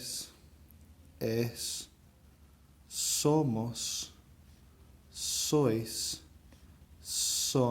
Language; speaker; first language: Spanish; non-native, fluent; English